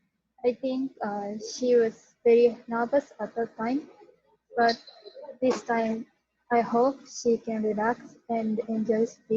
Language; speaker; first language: English; non-native, learner; Japanese